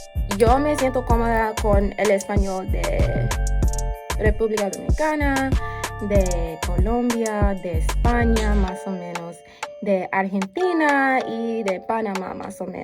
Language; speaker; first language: Spanish; non-native, fluent; English